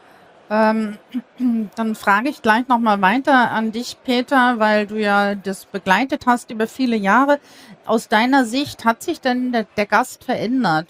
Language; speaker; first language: German; native; German